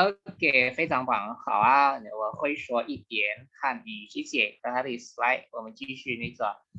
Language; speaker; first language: Chinese; non-native, fluent; Indonesian